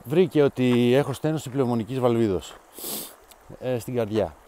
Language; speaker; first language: Greek; native; Greek